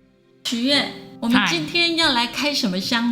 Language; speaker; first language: Chinese; native; Chinese